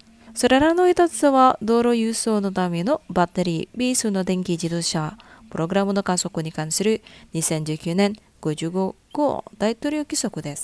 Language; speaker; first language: Japanese; non-native, fluent; Indonesian